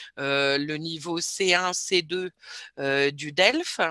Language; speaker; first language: French; native; French